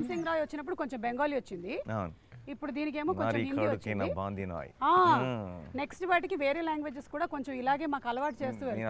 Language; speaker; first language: Telugu; native; Telugu